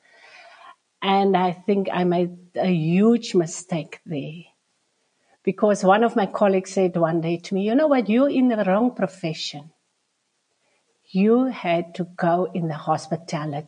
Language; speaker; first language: English; non-native, local second language; Afrikaans